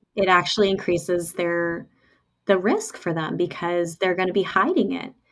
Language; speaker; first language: English; native; English